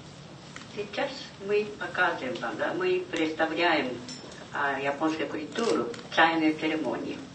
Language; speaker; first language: Russian; non-native, fluent; Japanese